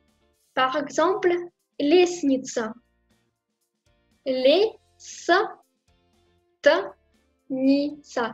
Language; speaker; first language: French; non-native, fluent; Russian